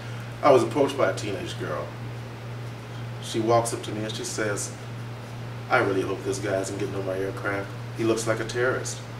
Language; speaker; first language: English; native; English